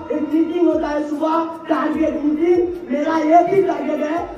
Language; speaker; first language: Hindi; non-native, local second language; Bangla